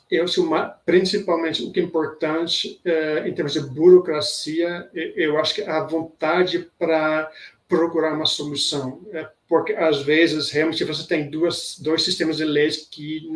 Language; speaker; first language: Portuguese; non-native, fluent; Dutch